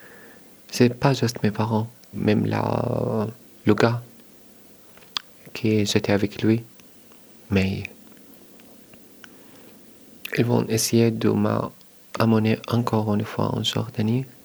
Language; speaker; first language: French; non-native, learner; Arabic